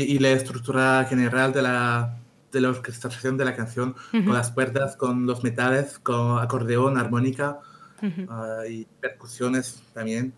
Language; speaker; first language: Spanish; non-native, learner; French